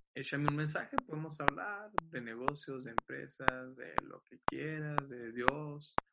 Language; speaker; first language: Spanish; native; Spanish